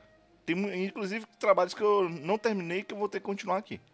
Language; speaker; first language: Portuguese; native; Portuguese